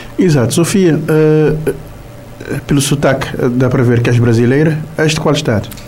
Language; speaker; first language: Portuguese; non-native, local second language; Kabuverdianu